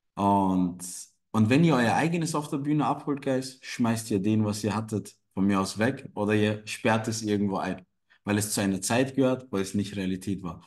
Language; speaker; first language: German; non-native, fluent; Turkish